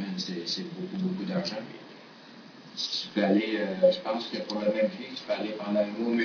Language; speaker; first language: French; native; French